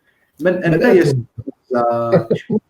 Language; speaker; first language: Arabic; native; Arabic